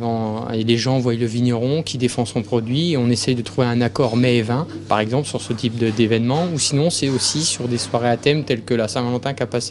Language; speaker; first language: French; native; French